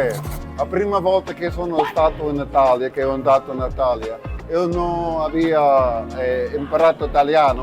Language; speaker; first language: Italian; non-native, fluent; English